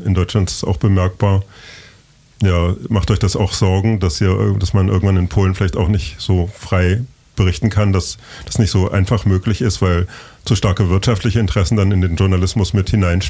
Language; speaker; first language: German; native; German